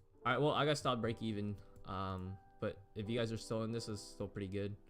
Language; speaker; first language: English; native; English